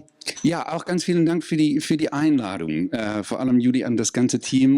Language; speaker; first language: German; non-native, fluent; Dutch